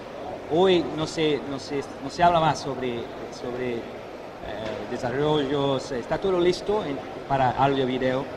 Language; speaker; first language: Spanish; non-native, fluent; Portuguese